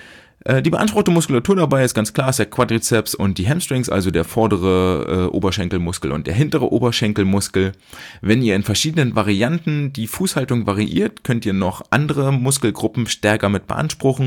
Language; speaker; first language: German; native; German